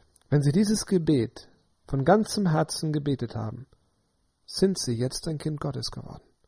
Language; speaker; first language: German; native; German